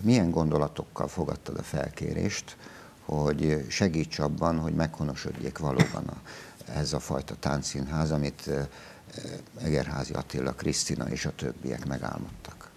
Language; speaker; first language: Hungarian; native; Hungarian